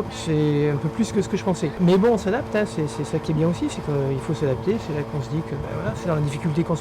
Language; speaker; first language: French; native; French